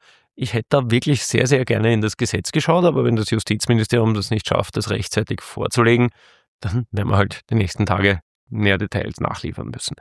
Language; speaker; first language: German; native; German